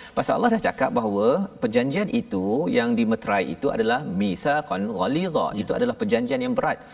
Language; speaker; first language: Malay; native; Malay